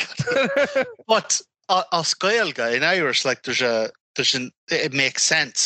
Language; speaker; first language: English; native; English